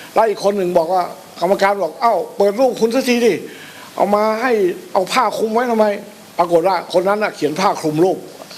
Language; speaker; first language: Thai; native; Thai